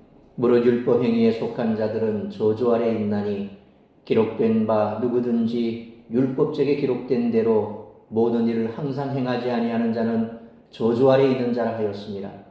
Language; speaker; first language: Korean; native; Korean